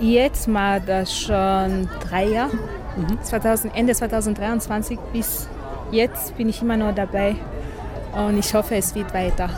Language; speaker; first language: German; non-native, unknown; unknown